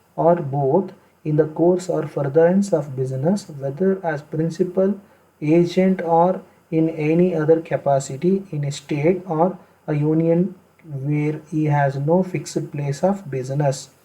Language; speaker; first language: English; non-native, local second language; Kannada